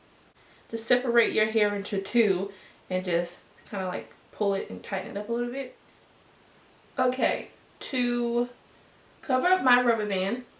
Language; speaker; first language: English; native; English